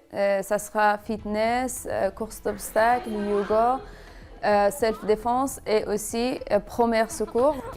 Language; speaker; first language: French; non-native, fluent; Persian